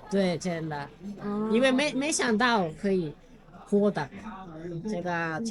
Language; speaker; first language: Chinese; non-native, learner; Spanish